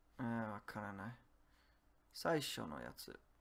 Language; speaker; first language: Japanese; non-native, learner; English